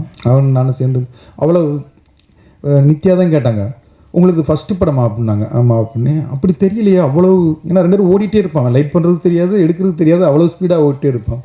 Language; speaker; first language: Tamil; native; Tamil